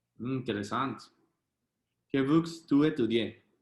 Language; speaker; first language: French; non-native, learner; Spanish